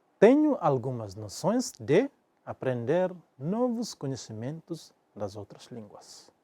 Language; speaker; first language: Portuguese; non-native, local second language; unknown